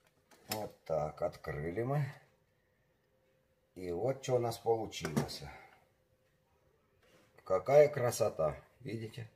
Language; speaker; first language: Russian; native; Russian